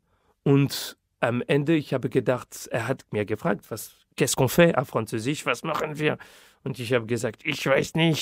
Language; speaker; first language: German; non-native, fluent; French